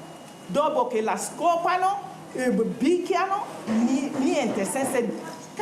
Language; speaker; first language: Italian; non-native, fluent; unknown